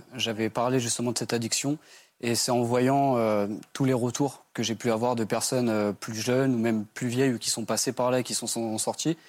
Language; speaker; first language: French; native; French